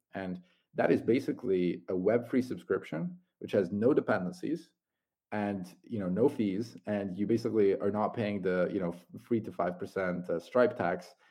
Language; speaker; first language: English; non-native, fluent; Italian